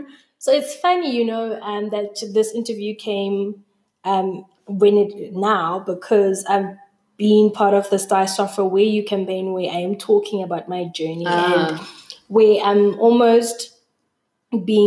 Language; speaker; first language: English; early bilingual, other home language; Zulu